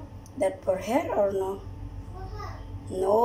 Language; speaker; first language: English; non-native, learner; Filipino